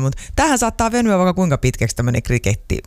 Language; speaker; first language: Finnish; native; Finnish